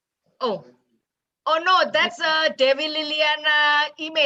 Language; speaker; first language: English; non-native, fluent; Indonesian